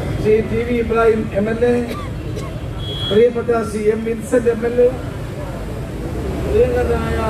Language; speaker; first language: Malayalam; native; Malayalam